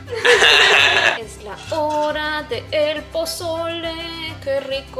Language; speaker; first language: Spanish; native; Spanish